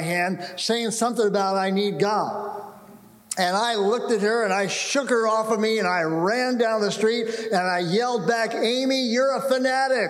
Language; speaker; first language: English; native; English